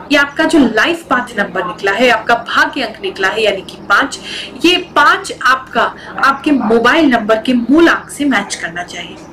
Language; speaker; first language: Hindi; native; Hindi